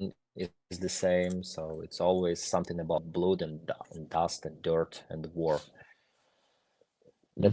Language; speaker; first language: English; non-native, fluent; Ukrainian